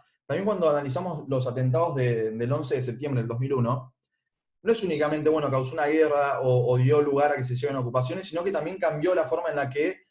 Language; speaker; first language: Spanish; native; Spanish